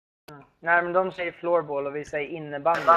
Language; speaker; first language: Swedish; native; Swedish